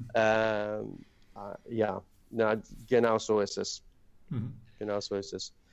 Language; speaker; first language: German; non-native, learner; Swedish